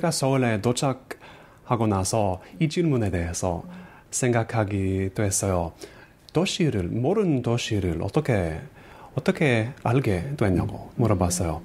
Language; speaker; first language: Korean; non-native, fluent; English